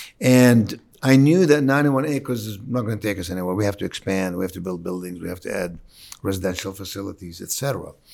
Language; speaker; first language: English; non-native, fluent; Arabic